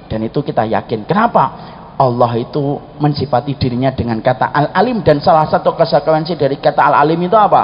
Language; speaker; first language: Indonesian; native; Indonesian